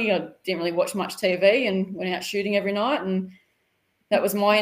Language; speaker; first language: English; native; English